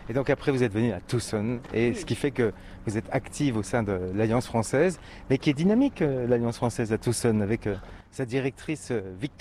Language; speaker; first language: French; native; French